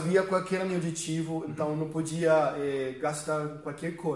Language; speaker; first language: Portuguese; non-native, fluent; Spanish